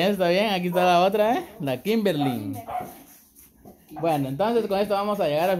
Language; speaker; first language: Spanish; native; Spanish